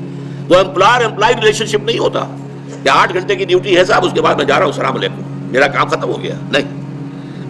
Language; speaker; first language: Urdu; native; Urdu